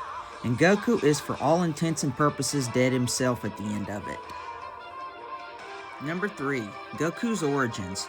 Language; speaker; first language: English; native; English